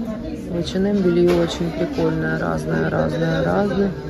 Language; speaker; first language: Russian; native; Russian